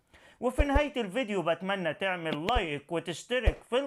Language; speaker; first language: Arabic; native; Arabic